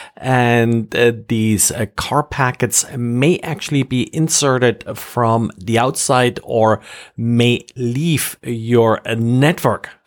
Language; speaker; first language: English; non-native, fluent; German